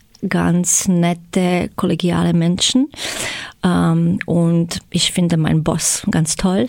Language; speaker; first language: German; non-native, fluent; Croatian